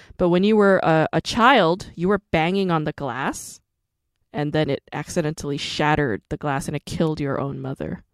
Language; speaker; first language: English; non-native, fluent; Korean